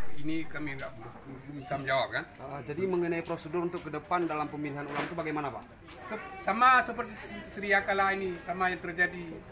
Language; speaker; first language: Indonesian; non-native, local second language; Achinese